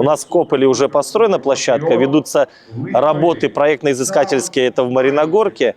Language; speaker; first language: Russian; native; Russian